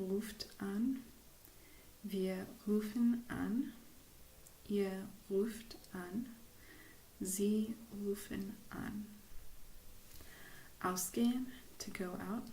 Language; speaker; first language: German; non-native, fluent; English